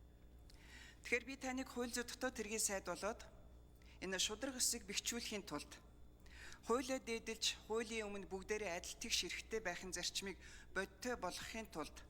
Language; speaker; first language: Mongolian; native; Mongolian